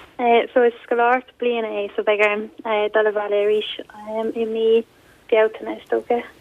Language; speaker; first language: Irish; native; Irish